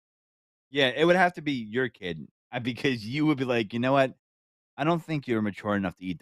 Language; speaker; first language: English; native; English